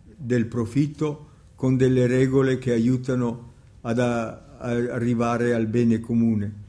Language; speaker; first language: Italian; native; Italian